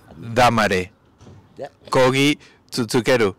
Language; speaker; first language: Japanese; non-native, learner; Spanish